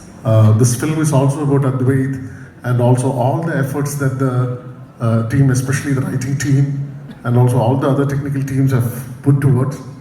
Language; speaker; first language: English; non-native, local second language; Malayalam